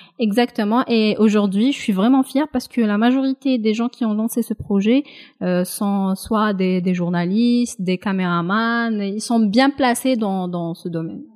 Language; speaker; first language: French; non-native, local second language; Kabyle